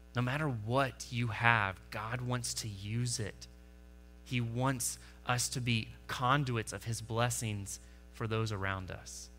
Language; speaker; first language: English; native; English